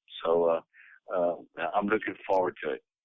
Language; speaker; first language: English; native; English